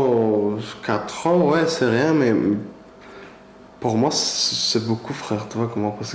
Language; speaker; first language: French; non-native, learner; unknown